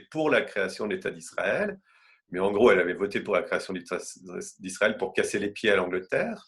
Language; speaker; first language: French; native; French